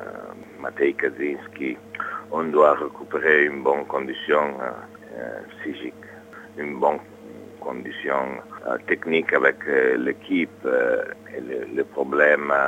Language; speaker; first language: French; non-native, learner; Italian